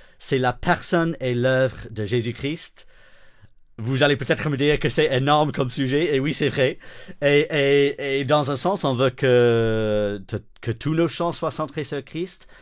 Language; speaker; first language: French; non-native, fluent; English